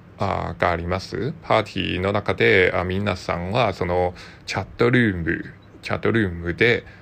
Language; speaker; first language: Japanese; non-native, learner; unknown